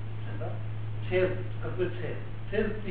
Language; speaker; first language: Russian; non-native, learner; Tibetan